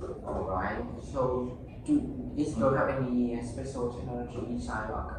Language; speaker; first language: English; non-native, learner; Vietnamese